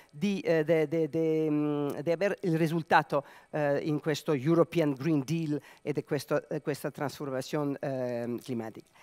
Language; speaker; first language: Italian; non-native, learner; Serbian